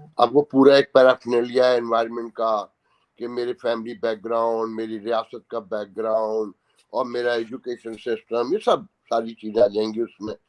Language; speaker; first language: Urdu; native; Urdu